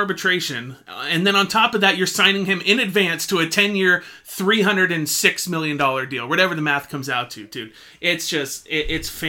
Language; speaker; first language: English; native; English